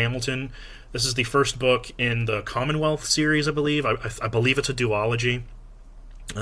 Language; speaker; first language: English; native; English